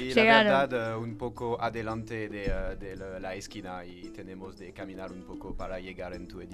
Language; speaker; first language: Spanish; non-native, learner; French